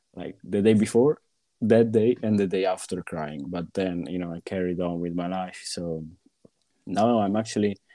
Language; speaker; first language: English; non-native, fluent; Italian